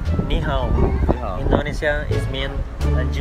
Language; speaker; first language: English; non-native, learner; Indonesian